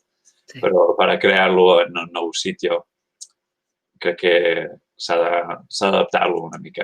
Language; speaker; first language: Catalan; non-native, learner; English